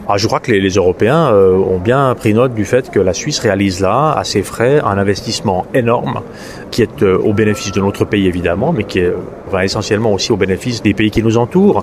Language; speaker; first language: French; native; French